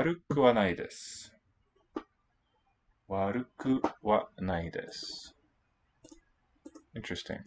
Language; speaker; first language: Japanese; non-native, learner; English